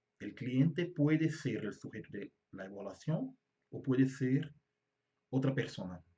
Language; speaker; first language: Spanish; non-native, fluent; Portuguese